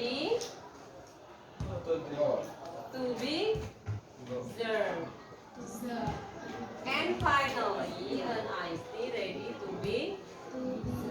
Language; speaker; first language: English; non-native, learner; Indonesian